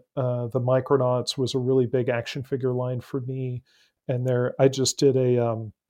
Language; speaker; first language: English; native; English